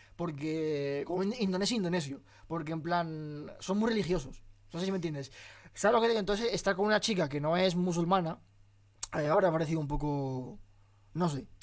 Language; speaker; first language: Spanish; early bilingual, other home language; Arabic